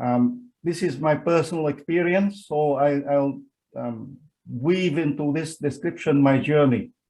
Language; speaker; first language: English; non-native, fluent; Vietnamese